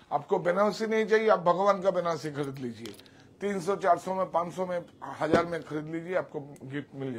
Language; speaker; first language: Hindi; non-native, local second language; Bangla